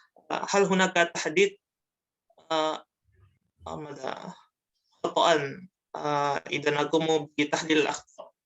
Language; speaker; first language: Arabic; non-native, learner; Indonesian